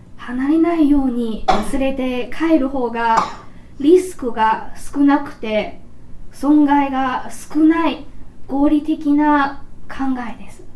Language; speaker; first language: Japanese; non-native, fluent; Chinese